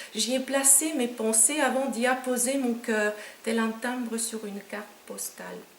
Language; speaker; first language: French; non-native, fluent; Romanian